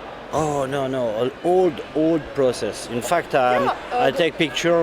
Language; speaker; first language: English; non-native, fluent; French